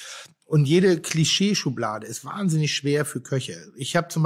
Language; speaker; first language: German; native; German